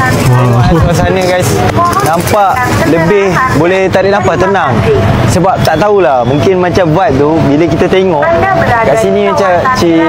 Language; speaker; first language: Malay; native; Malay